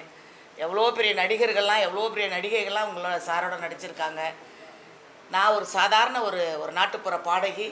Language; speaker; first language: Tamil; native; Tamil